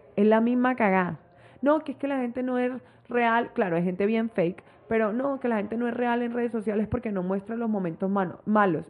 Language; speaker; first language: Spanish; native; Spanish